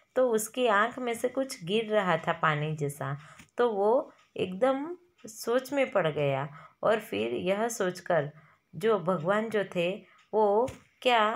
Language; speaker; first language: Hindi; non-native, local second language; Gujarati